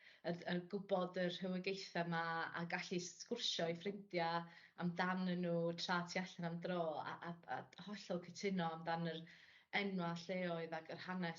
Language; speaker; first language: Welsh; native; Welsh